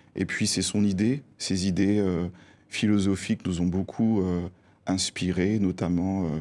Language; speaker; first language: French; native; French